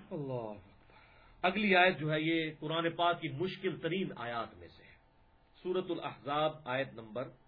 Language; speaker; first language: Urdu; non-native, local second language; Punjabi